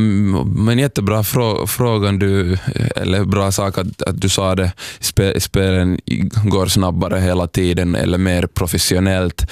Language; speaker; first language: Swedish; non-native, fluent; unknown